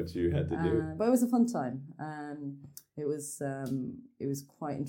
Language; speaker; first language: English; non-native, fluent; Norwegian